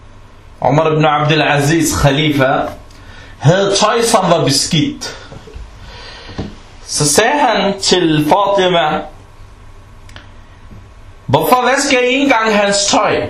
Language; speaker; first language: Danish; non-native, fluent; Arabic